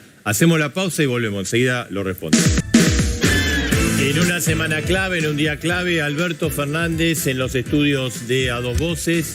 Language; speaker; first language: Spanish; native; Spanish